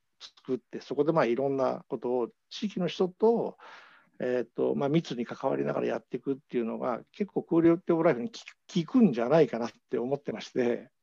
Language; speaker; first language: Japanese; native; Japanese